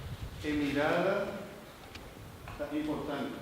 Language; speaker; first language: Spanish; non-native, learner; Papiamento